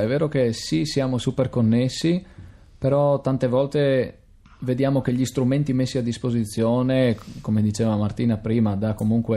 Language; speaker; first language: Italian; native; Italian